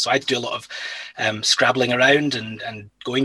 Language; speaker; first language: English; native; English